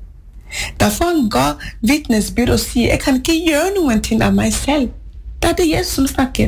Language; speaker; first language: Norwegian; non-native, fluent; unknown